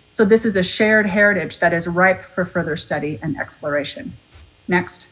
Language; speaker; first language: English; native; English